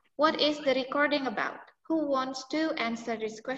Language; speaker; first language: English; non-native, fluent; Indonesian